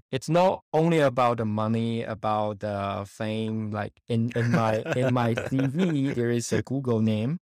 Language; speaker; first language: English; non-native, fluent; Indonesian